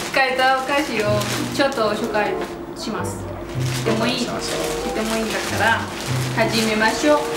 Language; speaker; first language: Japanese; non-native, learner; Spanish